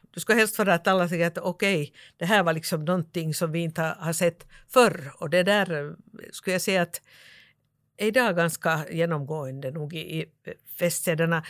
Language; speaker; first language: Swedish; native; Swedish